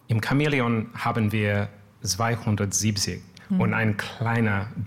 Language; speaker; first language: German; non-native, learner; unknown